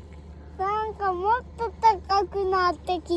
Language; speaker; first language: Japanese; native; Japanese